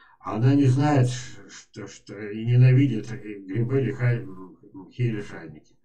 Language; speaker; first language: Russian; native; Russian